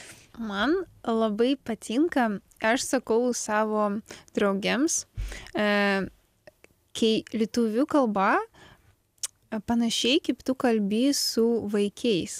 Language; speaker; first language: Lithuanian; non-native, learner; Ukrainian